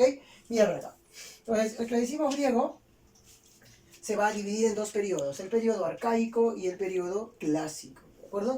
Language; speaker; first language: Spanish; native; Spanish